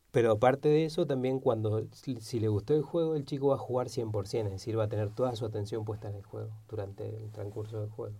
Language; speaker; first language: Spanish; native; Spanish